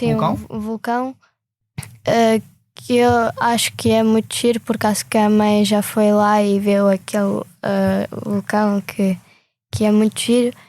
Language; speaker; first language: Portuguese; early bilingual, other home language; Ukrainian